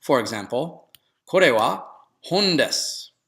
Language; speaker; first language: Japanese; non-native, fluent; English